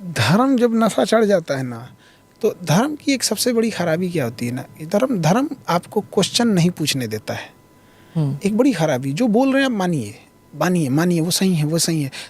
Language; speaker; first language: Hindi; native; Hindi